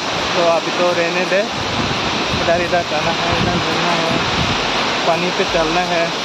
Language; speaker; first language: Hindi; non-native, local second language; Kok Borok